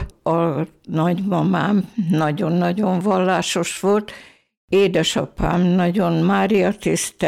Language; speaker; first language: Hungarian; native; Hungarian